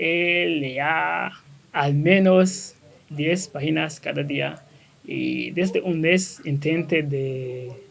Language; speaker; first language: Spanish; non-native, learner; Kinyarwanda